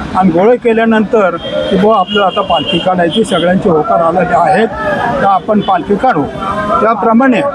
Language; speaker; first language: Marathi; native; Marathi